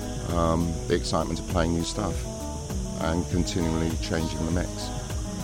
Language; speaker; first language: English; native; English